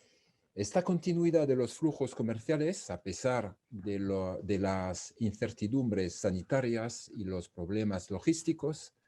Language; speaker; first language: Spanish; non-native, fluent; French